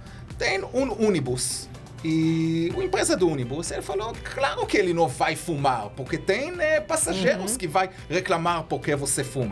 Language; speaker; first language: Portuguese; non-native, learner; Hebrew